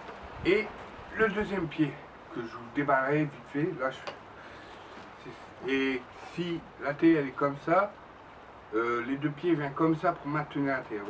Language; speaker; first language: French; native; French